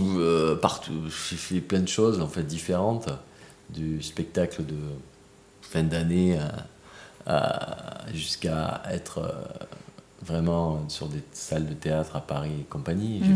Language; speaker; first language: French; native; French